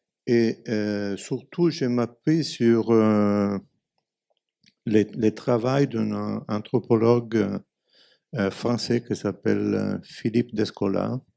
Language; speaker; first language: French; non-native, fluent; Italian